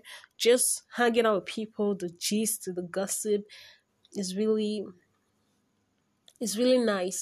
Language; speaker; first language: English; non-native, local second language; Igbo